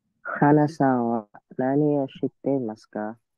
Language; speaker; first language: Japanese; non-native, learner; Filipino